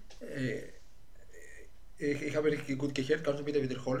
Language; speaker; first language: German; non-native, fluent; Greek